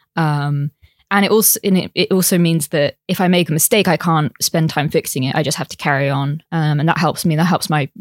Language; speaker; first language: English; native; English